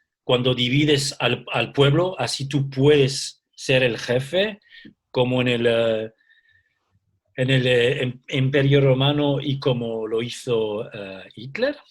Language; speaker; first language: Spanish; early bilingual, heritage; Spanish